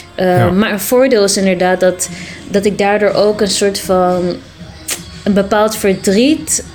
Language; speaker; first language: Dutch; early bilingual, other home language; Tigrinya